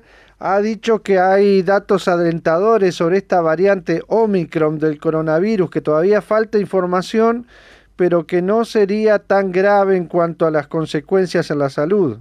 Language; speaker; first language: Spanish; native; Spanish